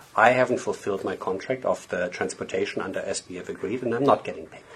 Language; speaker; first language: English; non-native, fluent; German